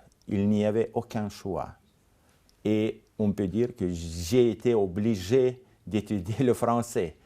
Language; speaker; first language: French; non-native, fluent; Lithuanian